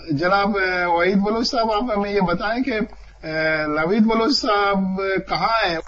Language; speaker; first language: Urdu; non-native, local second language; Baluchi